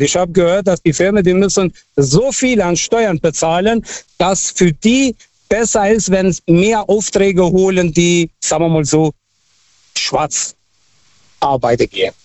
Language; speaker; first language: German; non-native, fluent; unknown